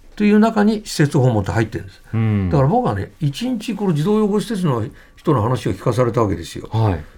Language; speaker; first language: Japanese; native; Japanese